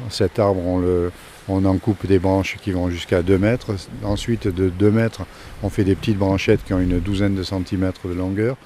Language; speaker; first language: French; native; French